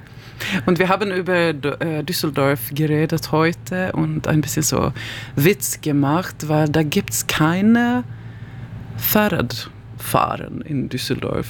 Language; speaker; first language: German; non-native, learner; Swedish